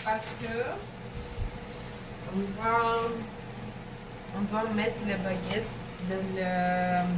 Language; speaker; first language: French; non-native, learner; Russian